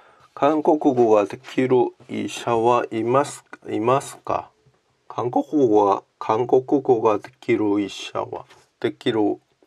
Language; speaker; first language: Japanese; non-native, learner; Korean